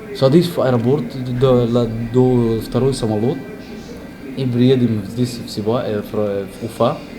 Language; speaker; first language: Russian; non-native, learner; Arabic